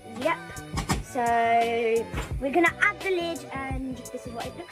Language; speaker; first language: English; native; English